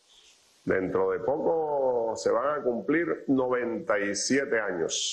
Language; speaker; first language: Spanish; native; Spanish